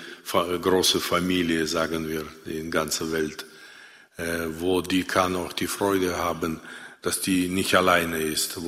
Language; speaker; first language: German; non-native, fluent; Russian